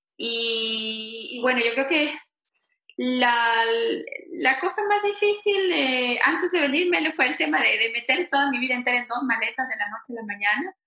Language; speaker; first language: Spanish; native; Spanish